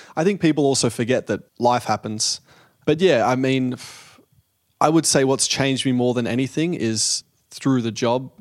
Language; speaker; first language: English; native; English